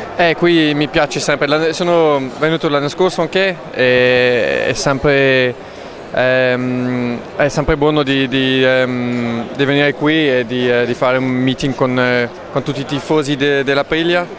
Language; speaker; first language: Italian; non-native, learner; French